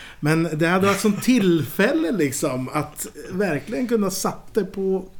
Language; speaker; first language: Swedish; native; Swedish